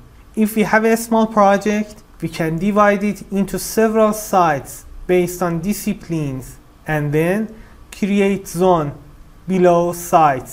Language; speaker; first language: English; non-native, fluent; Persian